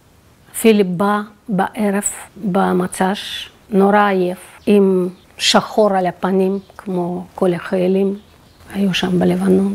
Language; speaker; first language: Hebrew; non-native, fluent; Russian